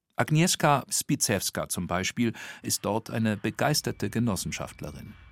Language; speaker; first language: German; native; German